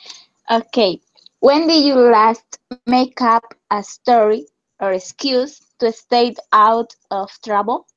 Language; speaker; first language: English; non-native, learner; Spanish